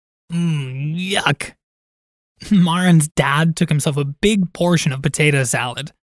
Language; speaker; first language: English; native; English